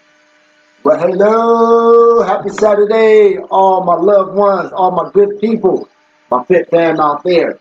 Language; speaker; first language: English; native; English